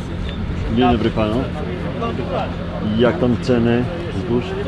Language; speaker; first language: Polish; native; Polish